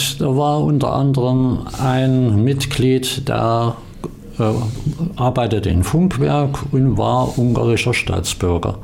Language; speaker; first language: German; native; German